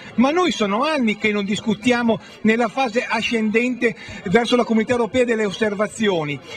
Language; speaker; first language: Italian; native; Italian